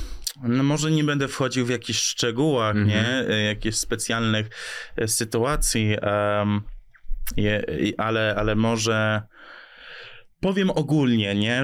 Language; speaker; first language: Polish; early bilingual, heritage; English